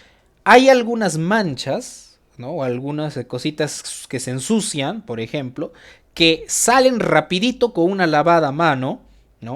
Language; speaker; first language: Spanish; native; Spanish